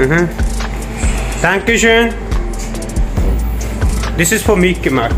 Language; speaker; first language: German; non-native, learner; Punjabi